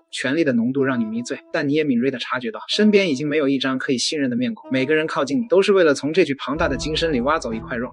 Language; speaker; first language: Chinese; native; Chinese